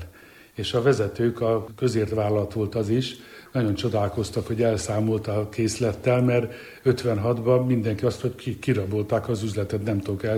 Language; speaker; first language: Hungarian; native; Hungarian